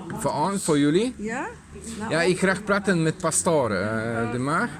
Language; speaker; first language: Dutch; non-native, learner; Polish